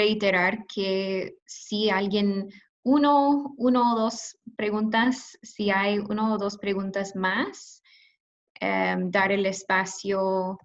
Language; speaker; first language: Spanish; non-native, fluent; English